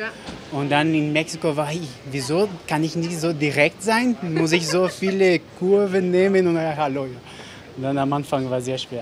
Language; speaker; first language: German; non-native, fluent; Portuguese